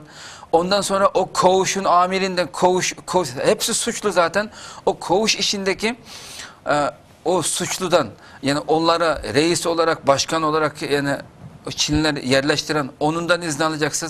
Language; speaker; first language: Turkish; non-native, fluent; Uyghur